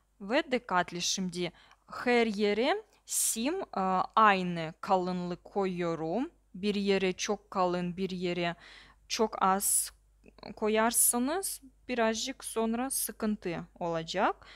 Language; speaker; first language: Turkish; non-native, learner; Russian